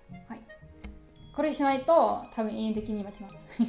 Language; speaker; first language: Japanese; non-native, learner; German